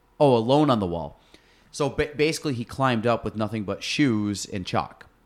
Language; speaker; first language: English; native; English